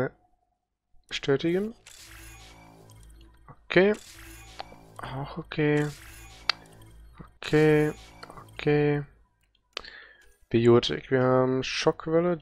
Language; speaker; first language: German; native; German